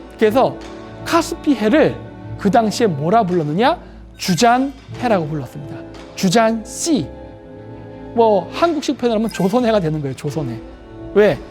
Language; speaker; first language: Korean; native; Korean